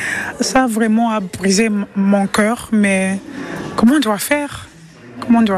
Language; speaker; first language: French; non-native, learner; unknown